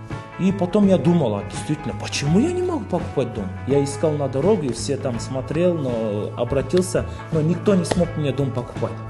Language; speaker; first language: Russian; non-native, local second language; Kyrgyz